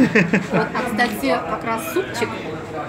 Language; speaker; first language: Russian; native; Russian